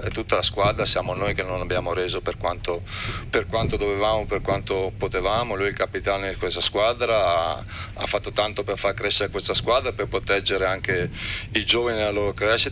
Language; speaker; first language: Italian; native; Italian